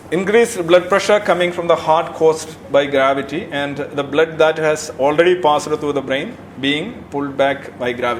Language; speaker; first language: English; non-native, local second language; Malayalam